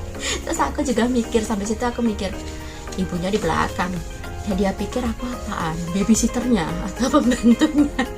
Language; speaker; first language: Indonesian; non-native, local second language; Javanese